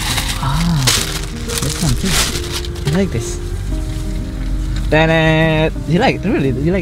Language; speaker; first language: English; non-native, learner; Javanese